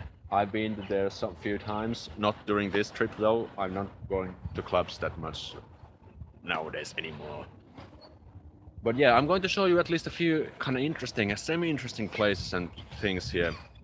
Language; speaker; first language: English; non-native, fluent; Finnish